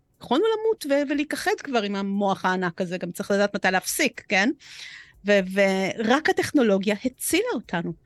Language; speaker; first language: Hebrew; early bilingual, other home language; Romanian